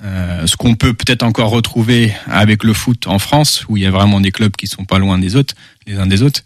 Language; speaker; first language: French; early bilingual, heritage; Dutch